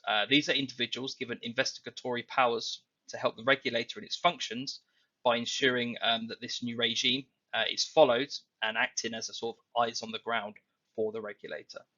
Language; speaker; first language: English; native; English